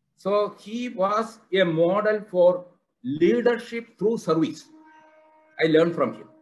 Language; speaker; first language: English; non-native, local second language; Malayalam